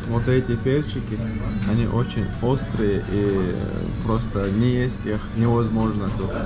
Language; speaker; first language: Russian; non-native, local second language; Chechen